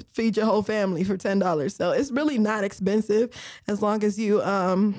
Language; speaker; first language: English; native; English